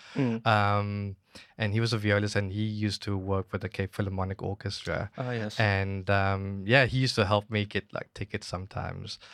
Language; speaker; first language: English; native; English